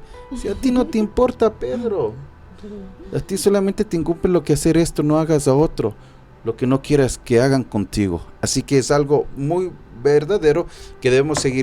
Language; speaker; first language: Spanish; native; Spanish